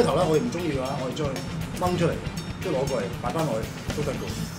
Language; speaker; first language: Cantonese; native; Cantonese